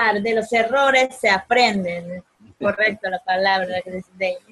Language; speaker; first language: Spanish; native; Spanish